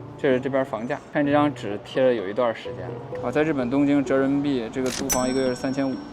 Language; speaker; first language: Chinese; native; Chinese